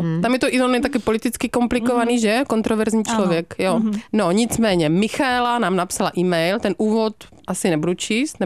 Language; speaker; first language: Czech; native; Czech